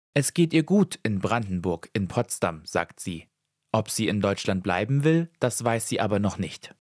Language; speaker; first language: German; native; German